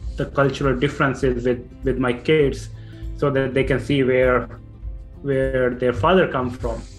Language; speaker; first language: English; non-native, local second language; Punjabi